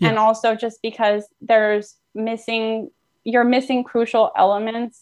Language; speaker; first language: English; native; English